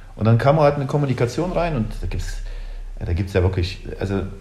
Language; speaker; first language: German; early bilingual, other home language; Russian